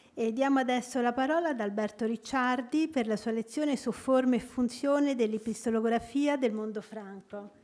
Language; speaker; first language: Italian; native; Italian